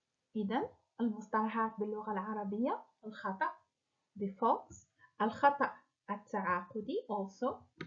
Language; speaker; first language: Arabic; native; Arabic